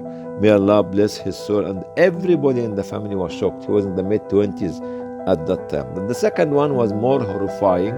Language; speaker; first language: English; non-native, fluent; Arabic